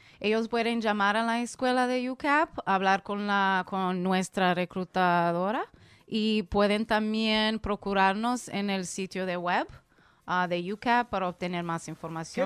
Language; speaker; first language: Spanish; early bilingual, heritage; Spanish